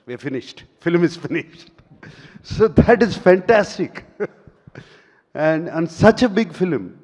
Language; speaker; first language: English; non-native, local second language; Telugu